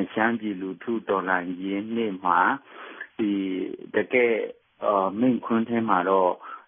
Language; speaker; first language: Burmese; non-native, local second language; Shan